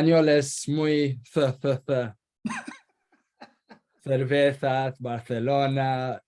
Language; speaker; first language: Spanish; non-native, learner; Kurdish